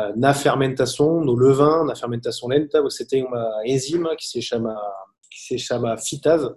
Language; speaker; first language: Portuguese; non-native, learner; French